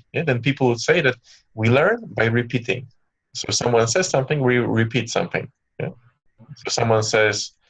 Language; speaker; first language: English; non-native, fluent; Polish